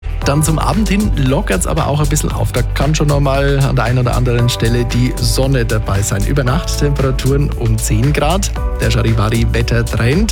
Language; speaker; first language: German; native; German